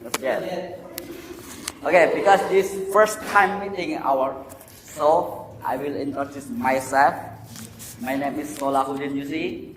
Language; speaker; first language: English; non-native, learner; Indonesian